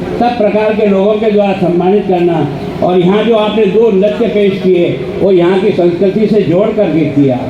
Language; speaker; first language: Hindi; native; Hindi